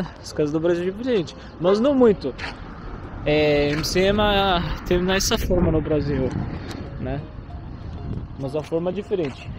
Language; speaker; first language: Portuguese; non-native, fluent; Arabic